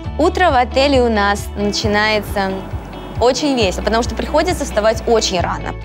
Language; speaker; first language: Russian; native; Russian